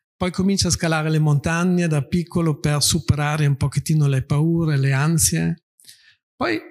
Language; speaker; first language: Italian; native; Italian